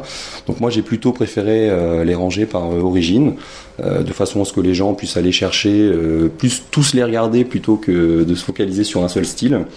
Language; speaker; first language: French; native; French